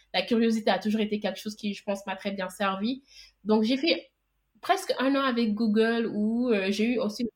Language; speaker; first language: French; non-native, local second language; Wolof